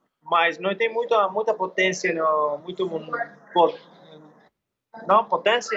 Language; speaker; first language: Portuguese; non-native, learner; English